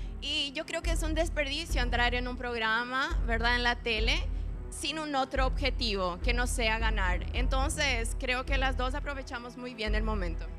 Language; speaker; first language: Spanish; non-native, local second language; Portuguese